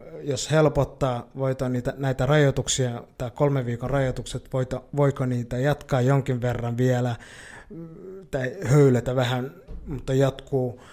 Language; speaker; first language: Finnish; early bilingual, other home language; Somali